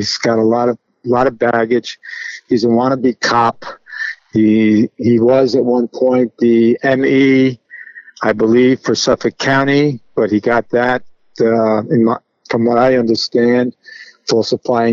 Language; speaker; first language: English; native; English